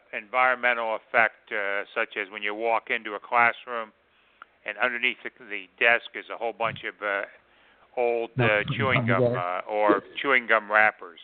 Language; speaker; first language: English; native; English